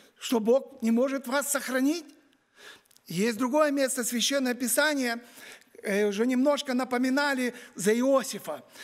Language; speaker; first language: Russian; native; Russian